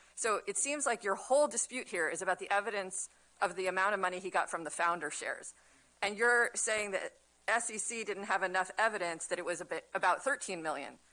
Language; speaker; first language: English; native; English